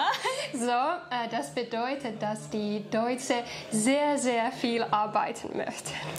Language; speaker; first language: German; non-native, fluent; Finnish